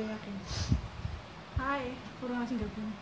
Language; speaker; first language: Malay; non-native, local second language; Javanese